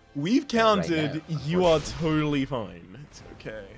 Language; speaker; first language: English; native; English